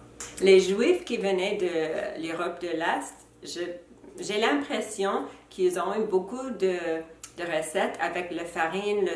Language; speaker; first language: French; non-native, fluent; English